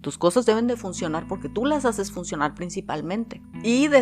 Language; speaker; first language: Spanish; native; Spanish